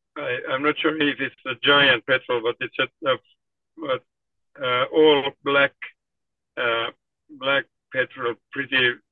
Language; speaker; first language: English; non-native, fluent; Finnish